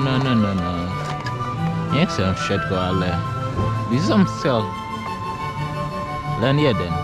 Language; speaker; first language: Slovak; non-native, learner; English